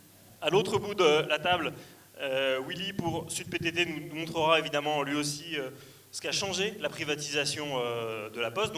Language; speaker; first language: French; native; French